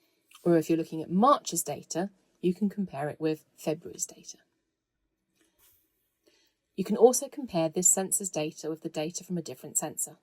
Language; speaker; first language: English; native; English